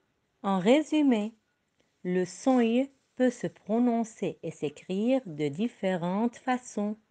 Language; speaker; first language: French; non-native, local second language; Arabic